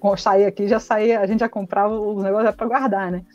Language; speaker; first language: Portuguese; native; Portuguese